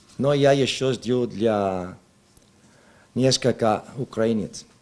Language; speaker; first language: Russian; non-native, learner; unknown